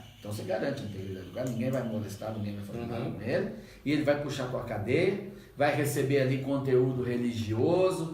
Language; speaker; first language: Portuguese; native; Portuguese